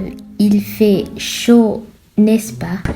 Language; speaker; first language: French; non-native, fluent; Sinhala